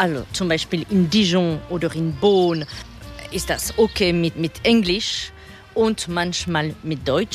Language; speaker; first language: German; non-native, fluent; French